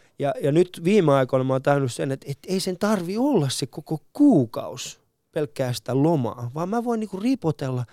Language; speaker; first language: Finnish; early bilingual, other home language; Persian